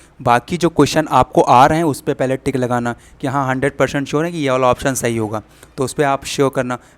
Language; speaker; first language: Hindi; native; Hindi